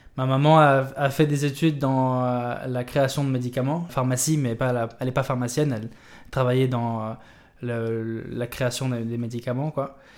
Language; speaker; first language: French; native; French